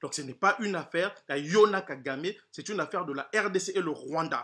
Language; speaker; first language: French; non-native, local second language; Lingala